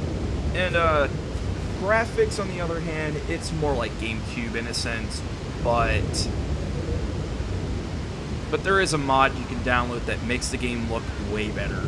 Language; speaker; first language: English; native; English